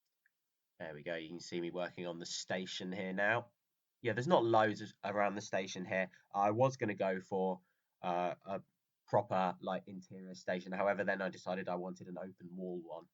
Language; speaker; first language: English; native; English